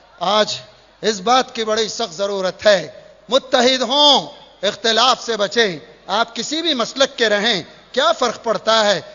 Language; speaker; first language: Urdu; native; Urdu